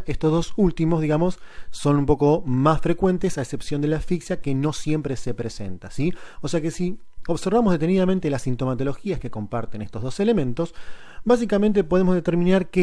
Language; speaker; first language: Spanish; native; Spanish